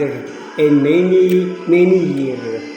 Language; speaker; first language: English; non-native, learner; Filipino